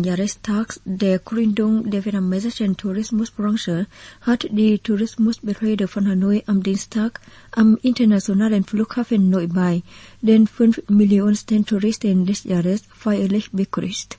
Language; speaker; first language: German; non-native, fluent; Vietnamese